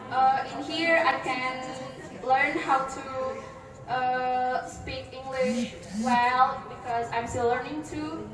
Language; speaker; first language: English; non-native, learner; Indonesian